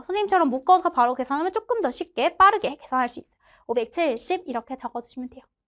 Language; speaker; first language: Korean; native; Korean